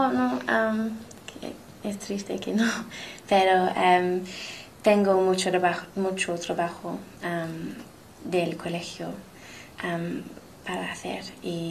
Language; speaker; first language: Spanish; non-native, learner; English